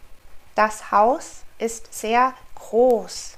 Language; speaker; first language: German; non-native, fluent; English